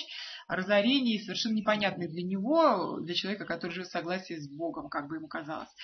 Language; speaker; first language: Russian; native; Russian